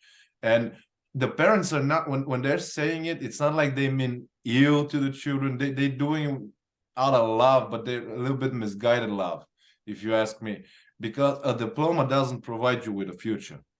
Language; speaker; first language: English; non-native, fluent; Bulgarian